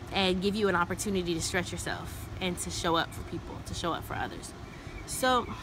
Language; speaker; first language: English; native; English